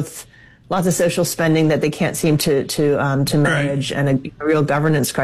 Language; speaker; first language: English; native; English